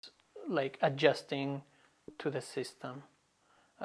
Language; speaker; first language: English; non-native, fluent; Arabic